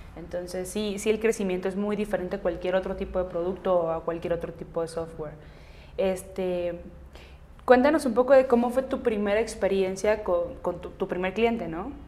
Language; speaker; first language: Spanish; native; Spanish